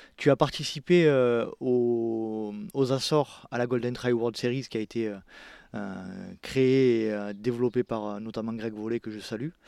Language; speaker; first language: French; native; French